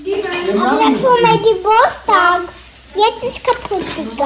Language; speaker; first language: German; early bilingual, other home language; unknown